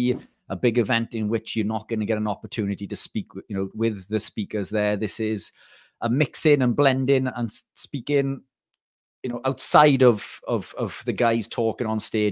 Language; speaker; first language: English; native; English